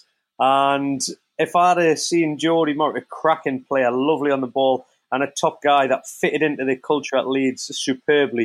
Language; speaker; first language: English; native; English